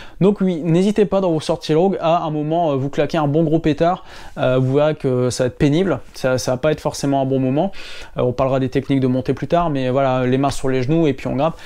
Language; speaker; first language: French; native; French